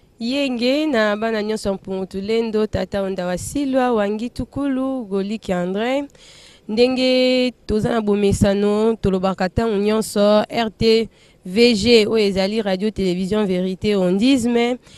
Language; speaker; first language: Lingala; non-native, local second language; Kongo